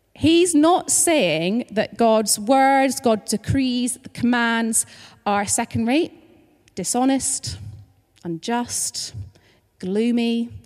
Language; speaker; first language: English; native; English